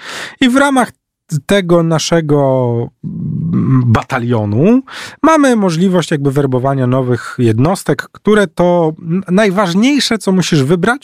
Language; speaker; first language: Polish; native; Polish